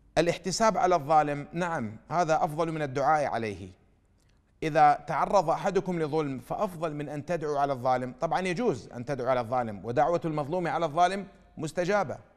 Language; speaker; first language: Arabic; native; Arabic